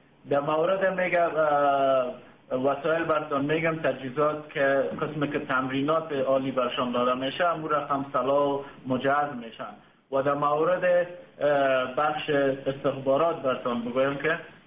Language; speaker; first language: Persian; native; Persian